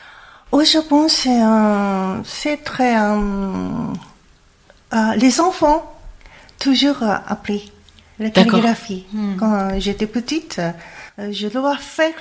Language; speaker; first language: French; non-native, learner; Japanese